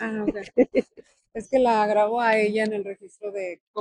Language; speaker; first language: Spanish; native; Spanish